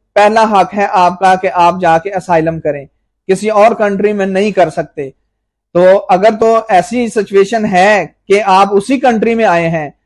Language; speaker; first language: Urdu; non-native, local second language; Punjabi